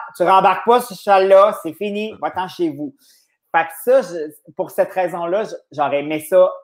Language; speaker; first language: French; native; French